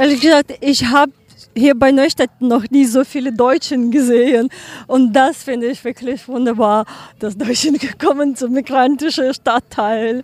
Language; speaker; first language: German; non-native, learner; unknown